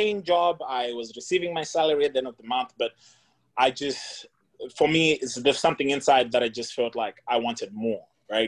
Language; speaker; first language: English; non-native, local second language; Shona